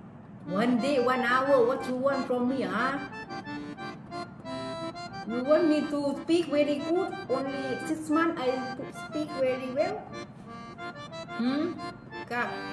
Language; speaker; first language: English; non-native, learner; Thai